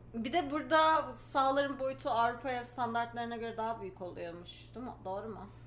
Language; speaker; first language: Turkish; native; Turkish